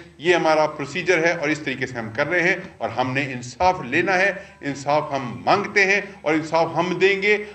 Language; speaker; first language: Urdu; non-native, local second language; Pashto